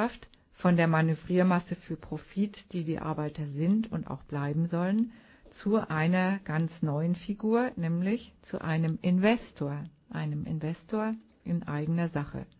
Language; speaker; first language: German; native; German